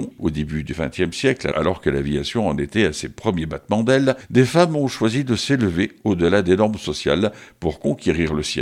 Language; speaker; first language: French; native; French